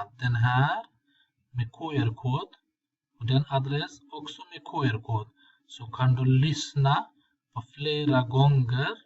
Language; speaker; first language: Swedish; non-native, fluent; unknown